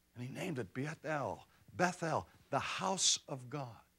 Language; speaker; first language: English; native; English